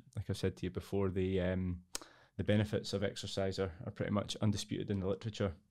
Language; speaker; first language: English; native; English